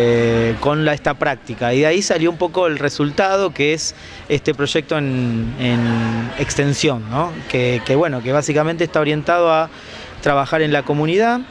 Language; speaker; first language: Spanish; native; Spanish